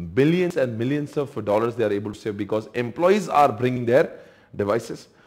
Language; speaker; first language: Hindi; native; Hindi